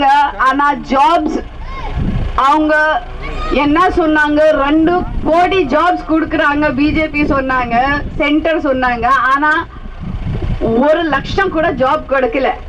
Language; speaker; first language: Tamil; non-native, fluent; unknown